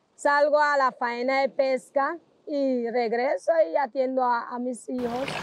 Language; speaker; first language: Spanish; non-native, local second language; English